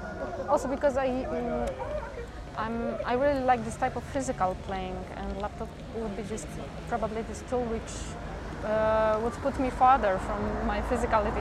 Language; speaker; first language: English; non-native, fluent; Polish